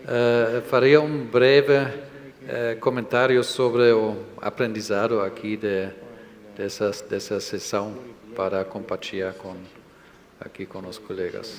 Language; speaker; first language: Portuguese; non-native, fluent; German